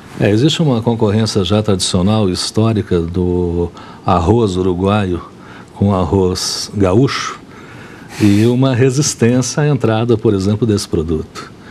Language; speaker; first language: Portuguese; native; Portuguese